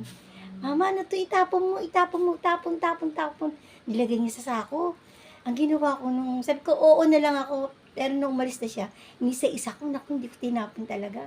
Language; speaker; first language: Filipino; native; Filipino